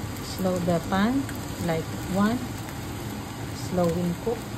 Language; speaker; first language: English; non-native, learner; Filipino